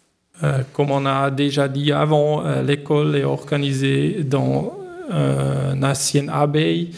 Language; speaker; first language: French; non-native, learner; German